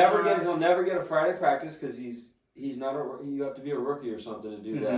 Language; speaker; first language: English; native; English